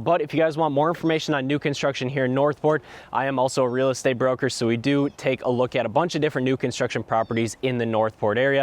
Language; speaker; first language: English; native; English